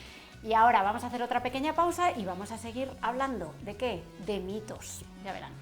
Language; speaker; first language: Spanish; native; Spanish